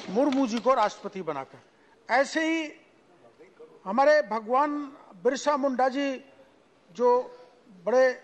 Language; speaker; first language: Hindi; native; Hindi